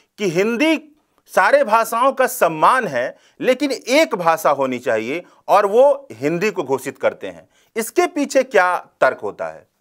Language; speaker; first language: Hindi; native; Hindi